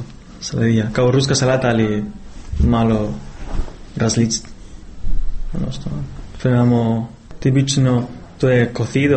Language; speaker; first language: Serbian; non-native, learner; Spanish